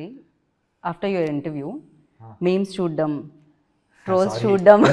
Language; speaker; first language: Telugu; native; Telugu